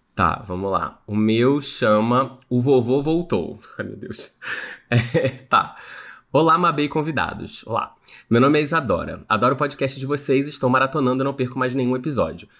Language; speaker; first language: Portuguese; native; Portuguese